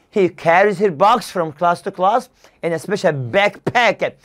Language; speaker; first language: English; non-native, fluent; Arabic